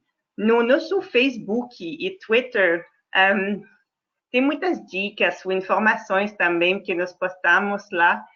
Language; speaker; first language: Portuguese; non-native, fluent; French